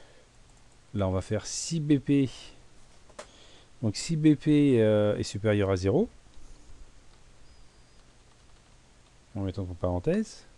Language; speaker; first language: French; native; French